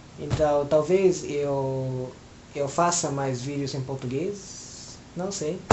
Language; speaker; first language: Portuguese; non-native, fluent; Filipino